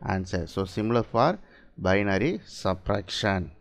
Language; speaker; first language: English; non-native, local second language; Tamil